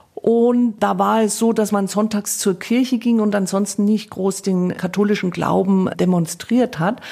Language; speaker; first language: German; native; German